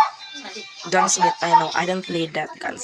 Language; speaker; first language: English; non-native, local second language; Cebuano